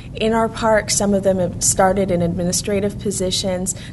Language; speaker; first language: English; native; English